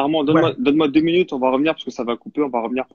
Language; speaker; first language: French; native; French